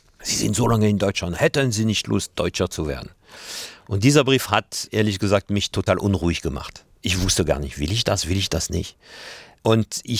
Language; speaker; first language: German; non-native, fluent; French